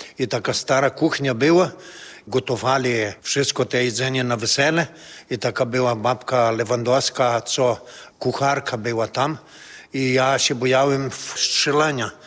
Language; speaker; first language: Polish; early bilingual, heritage; Polish